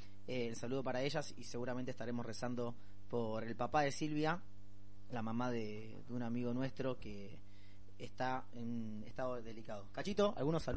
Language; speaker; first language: Spanish; native; Spanish